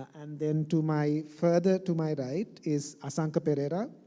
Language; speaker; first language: English; non-native, local second language; Sinhala